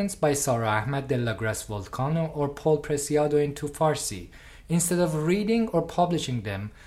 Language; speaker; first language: English; non-native, fluent; Persian